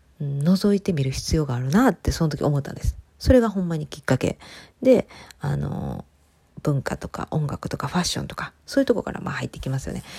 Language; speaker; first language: Japanese; native; Japanese